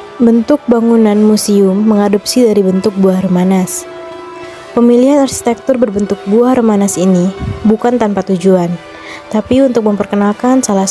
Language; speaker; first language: Indonesian; native; Indonesian